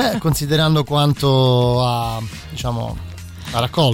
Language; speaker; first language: Italian; native; Italian